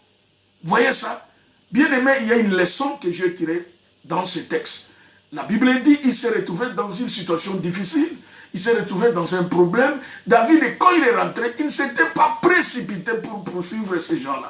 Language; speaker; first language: French; non-native, local second language; Lingala